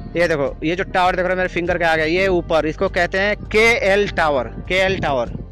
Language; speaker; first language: Hindi; native; Hindi